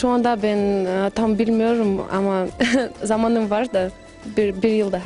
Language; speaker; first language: Turkish; non-native, fluent; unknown